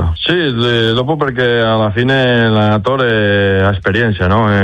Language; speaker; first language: Italian; non-native, learner; Spanish